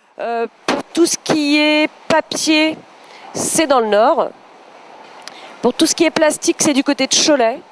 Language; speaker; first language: French; native; French